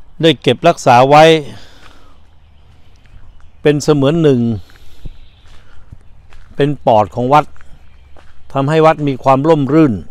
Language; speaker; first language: Thai; native; Thai